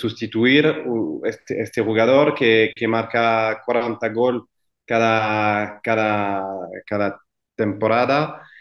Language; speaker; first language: Spanish; non-native, fluent; French